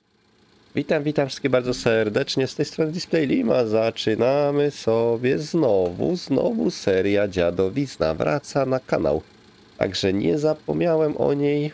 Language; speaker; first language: Polish; native; Polish